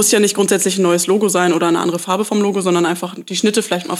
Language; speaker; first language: German; native; German